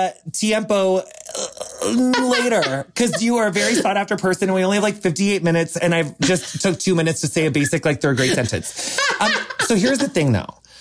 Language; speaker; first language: English; native; English